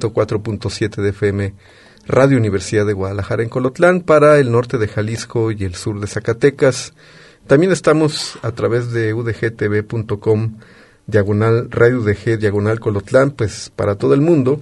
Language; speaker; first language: Spanish; native; Spanish